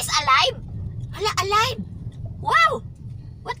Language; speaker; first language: English; non-native, local second language; Cebuano